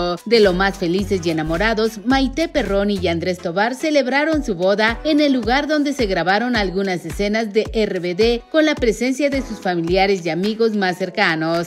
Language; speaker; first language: Spanish; native; Spanish